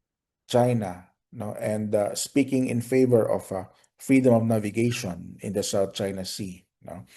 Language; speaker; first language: English; non-native, local second language; Filipino